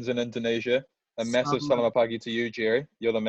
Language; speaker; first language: English; native; English